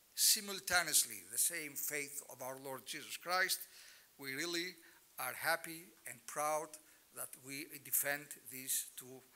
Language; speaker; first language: English; non-native, fluent; Greek